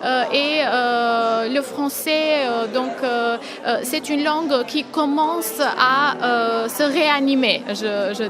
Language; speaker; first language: French; non-native, fluent; Albanian